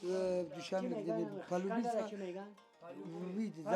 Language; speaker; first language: Russian; non-native, learner; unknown